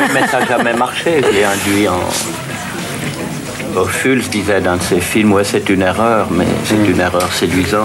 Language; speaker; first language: French; native; French